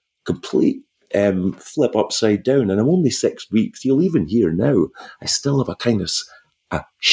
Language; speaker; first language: English; native; English